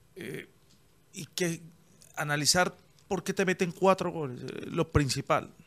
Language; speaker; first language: Spanish; native; Spanish